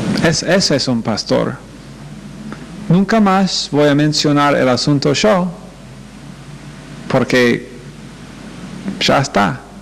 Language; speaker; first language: Spanish; non-native, fluent; English